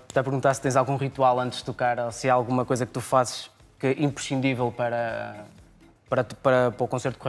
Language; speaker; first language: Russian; non-native, learner; Portuguese